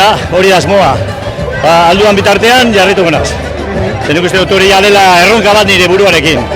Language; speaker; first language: Basque; non-native, local second language; Spanish